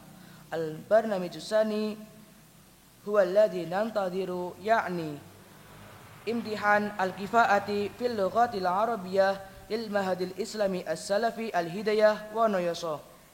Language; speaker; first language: Arabic; non-native, learner; Indonesian